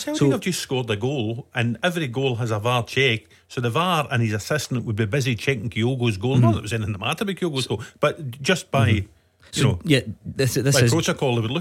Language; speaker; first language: English; native; English